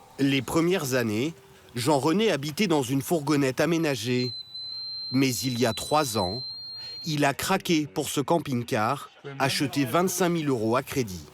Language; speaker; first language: French; native; French